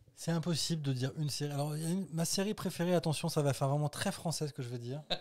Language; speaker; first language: French; native; French